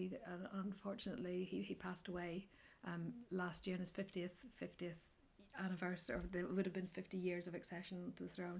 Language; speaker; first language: English; native; English